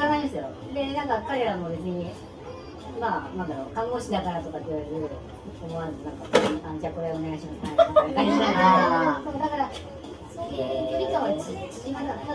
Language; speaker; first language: Japanese; native; Japanese